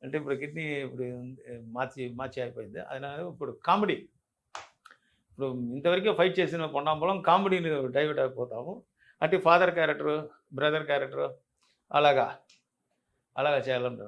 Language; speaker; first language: Telugu; non-native, local second language; Tamil